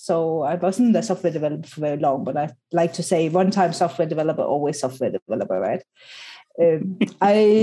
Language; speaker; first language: English; non-native, local second language; Danish